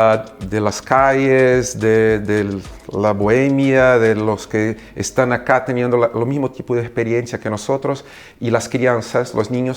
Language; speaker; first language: Spanish; non-native, fluent; Portuguese